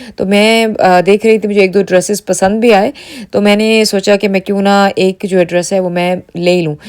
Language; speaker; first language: Urdu; native; Urdu